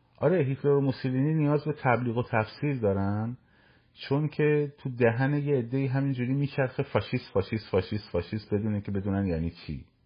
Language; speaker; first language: Persian; native; Persian